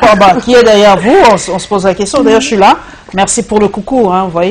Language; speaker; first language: French; non-native, local second language; Lingala